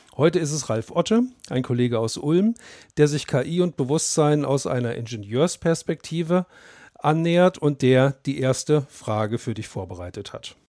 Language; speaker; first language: German; native; German